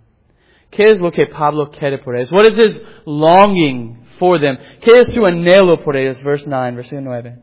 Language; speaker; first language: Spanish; non-native, learner; English